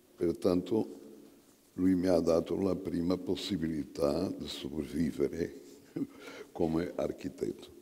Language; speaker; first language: Italian; non-native, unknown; Portuguese